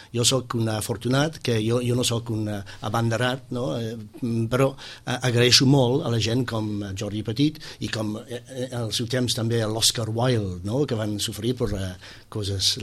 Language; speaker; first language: Catalan; non-native, fluent; English